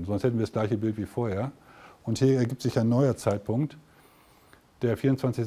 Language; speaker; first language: German; native; German